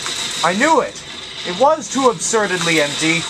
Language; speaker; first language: English; native; English